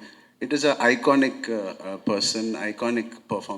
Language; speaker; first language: Tamil; non-native, local second language; Telugu